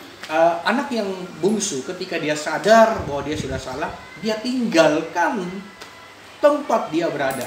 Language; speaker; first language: Indonesian; native; Indonesian